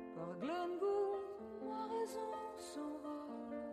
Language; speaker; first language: French; native; French